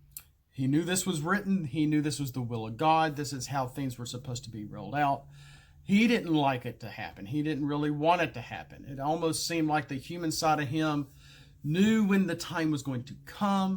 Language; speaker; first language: English; native; English